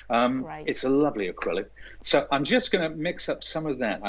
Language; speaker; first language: English; native; English